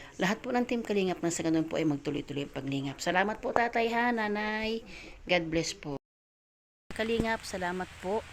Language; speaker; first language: Filipino; non-native, local second language; Cebuano